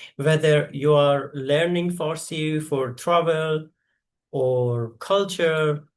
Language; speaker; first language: English; non-native, fluent; Persian